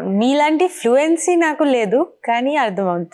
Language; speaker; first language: Telugu; non-native, learner; Bangla